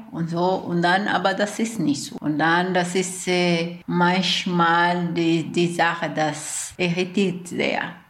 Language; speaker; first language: German; non-native, learner; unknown